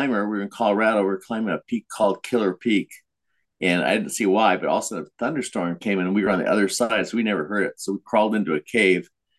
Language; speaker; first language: English; native; English